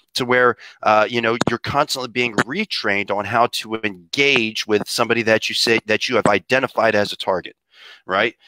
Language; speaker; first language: English; native; English